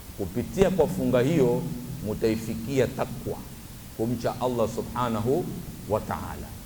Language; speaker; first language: Swahili; native; Swahili